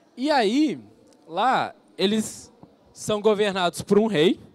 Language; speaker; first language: Portuguese; native; Portuguese